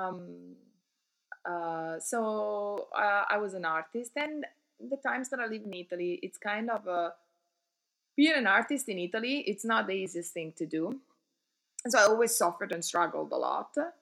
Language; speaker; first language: English; non-native, fluent; Italian